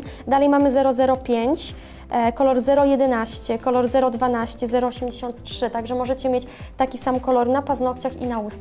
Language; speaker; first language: Polish; native; Polish